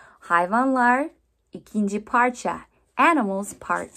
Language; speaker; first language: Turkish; non-native, learner; English